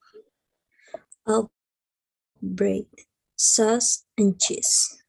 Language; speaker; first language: English; non-native, learner; Spanish